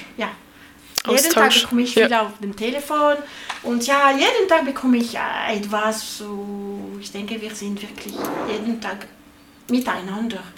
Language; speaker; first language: German; non-native, learner; French